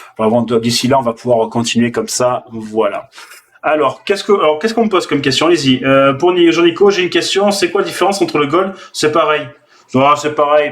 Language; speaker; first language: French; native; French